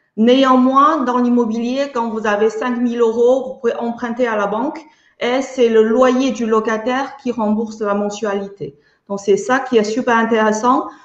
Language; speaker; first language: French; non-native, fluent; Chinese